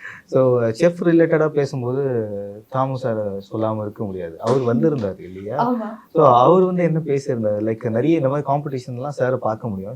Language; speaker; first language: Tamil; native; Tamil